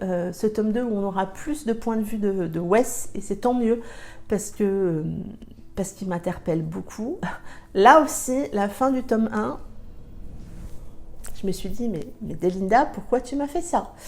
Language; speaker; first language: French; native; French